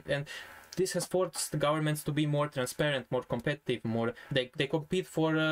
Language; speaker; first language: English; non-native, fluent; Croatian